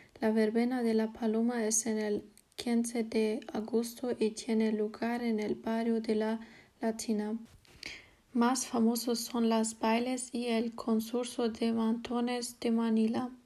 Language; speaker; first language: Spanish; non-native, learner; German